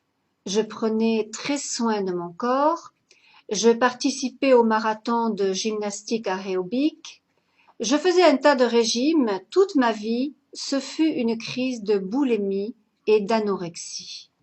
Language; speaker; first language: French; native; French